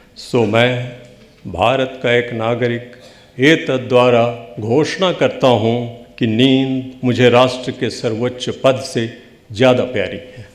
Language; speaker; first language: Hindi; non-native, local second language; Bhojpuri